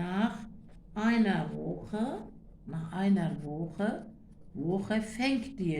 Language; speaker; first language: German; non-native, fluent; Turkish